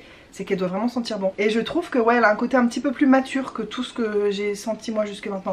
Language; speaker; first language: French; native; French